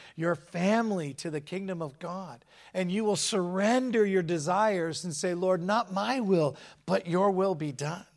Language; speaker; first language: English; native; English